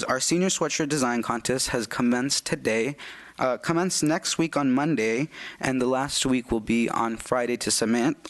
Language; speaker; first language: English; early bilingual, other home language; Spanish